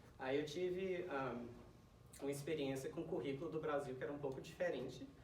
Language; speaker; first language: Portuguese; early bilingual, heritage; Portuguese